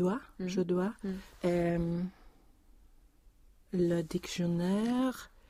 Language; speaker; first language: French; non-native, learner; Swedish